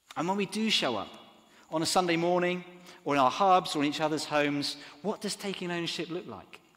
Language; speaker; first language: English; native; English